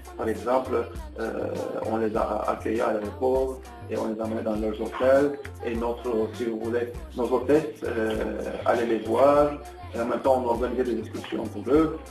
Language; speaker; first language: French; non-native, fluent; Turkish